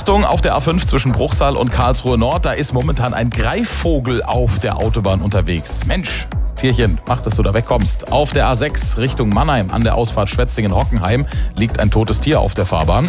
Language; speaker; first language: German; native; German